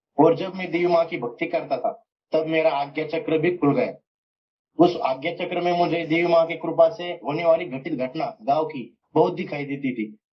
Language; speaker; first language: Hindi; non-native, local second language; Marathi